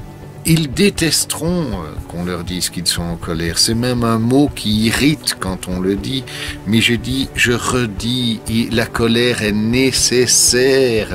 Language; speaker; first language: French; native; French